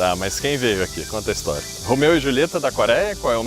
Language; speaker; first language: Portuguese; native; Portuguese